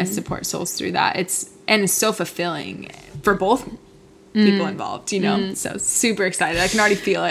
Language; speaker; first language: English; early bilingual, other home language; Spanish